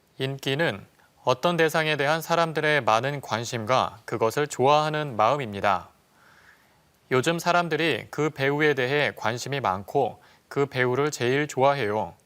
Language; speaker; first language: Korean; native; Korean